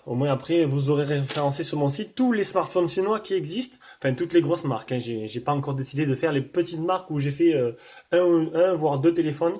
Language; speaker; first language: French; native; French